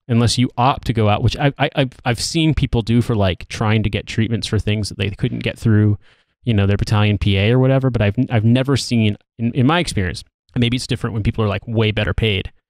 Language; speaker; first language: English; native; English